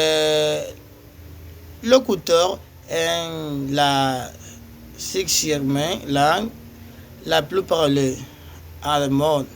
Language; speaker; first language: French; non-native, learner; Spanish